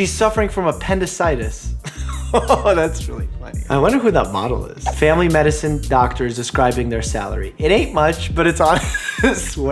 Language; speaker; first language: English; native; English